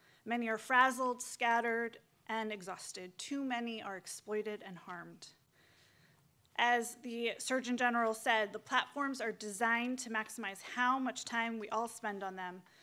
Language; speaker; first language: English; native; English